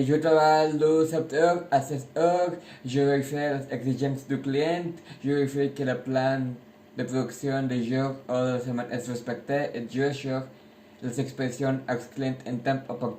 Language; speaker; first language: French; non-native, learner; Spanish